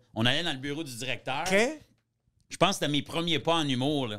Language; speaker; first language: French; native; French